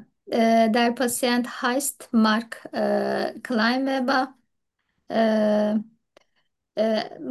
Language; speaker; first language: German; non-native, learner; Turkish